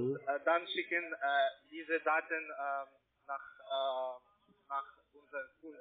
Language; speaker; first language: German; non-native, learner; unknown